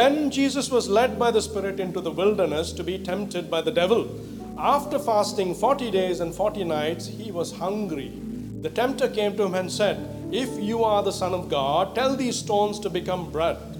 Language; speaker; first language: English; non-native, local second language; Tamil